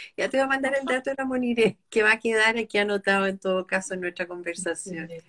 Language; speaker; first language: Spanish; native; Spanish